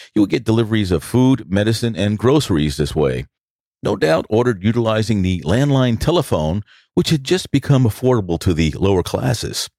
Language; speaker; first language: English; native; English